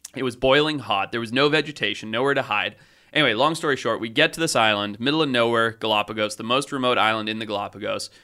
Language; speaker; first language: English; native; English